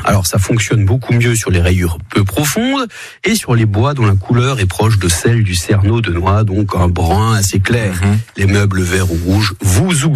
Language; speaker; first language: French; native; French